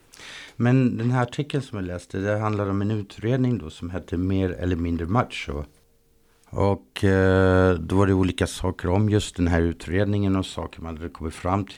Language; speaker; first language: Swedish; native; Swedish